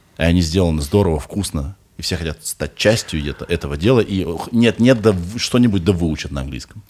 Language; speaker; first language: Russian; native; Russian